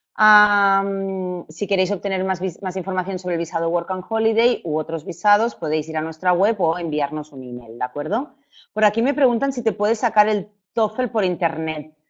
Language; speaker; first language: Spanish; native; Spanish